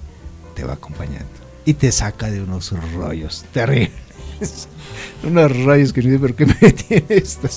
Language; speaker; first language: Spanish; native; Spanish